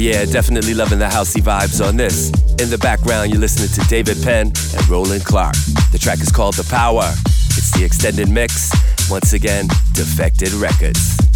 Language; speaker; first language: English; native; English